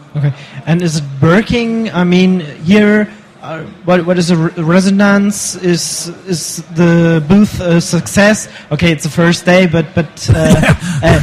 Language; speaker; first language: English; non-native, fluent; German